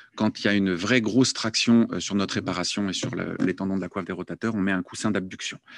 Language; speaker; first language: French; native; French